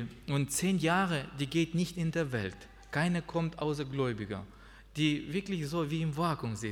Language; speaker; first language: German; non-native, learner; Russian